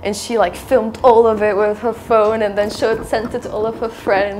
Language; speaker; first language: English; native; English